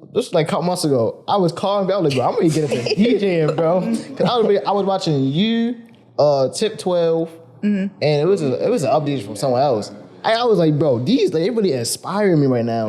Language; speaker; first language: English; native; English